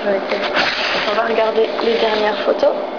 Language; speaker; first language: French; native; French